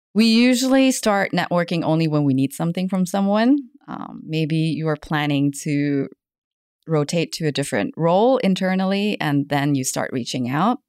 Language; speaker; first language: English; non-native, fluent; German